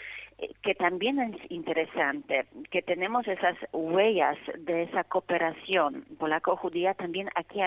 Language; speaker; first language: Spanish; non-native, fluent; Polish